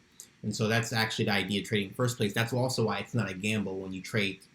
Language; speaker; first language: English; native; English